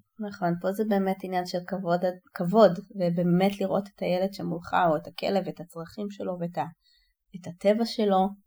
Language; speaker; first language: Hebrew; native; Hebrew